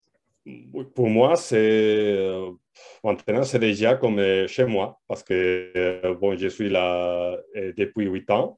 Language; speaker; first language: French; non-native, learner; Spanish